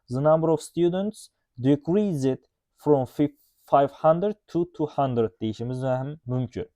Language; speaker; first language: English; non-native, fluent; Uzbek